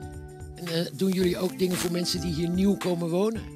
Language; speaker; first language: Dutch; native; Dutch